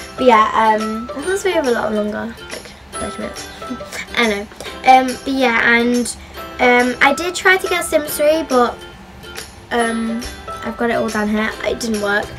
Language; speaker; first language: English; native; English